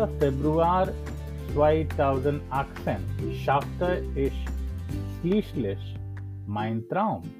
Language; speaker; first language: German; non-native, learner; English